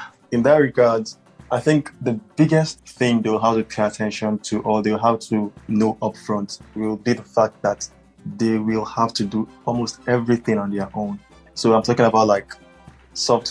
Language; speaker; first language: English; non-native, local second language; Hausa